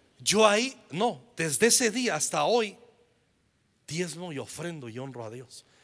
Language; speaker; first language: Spanish; native; Spanish